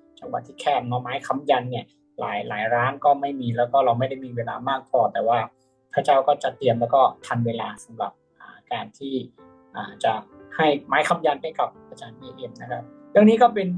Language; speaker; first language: Thai; native; Thai